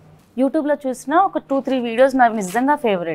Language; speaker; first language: Telugu; native; Telugu